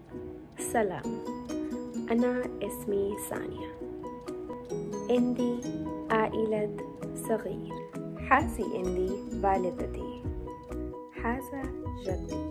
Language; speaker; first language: Arabic; non-native, learner; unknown